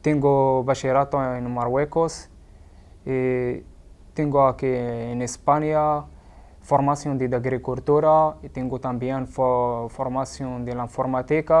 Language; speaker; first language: Spanish; non-native, learner; Arabic